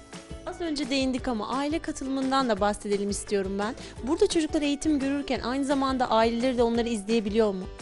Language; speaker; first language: Turkish; native; Turkish